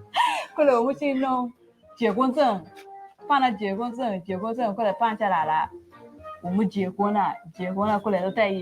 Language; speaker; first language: Chinese; non-native, learner; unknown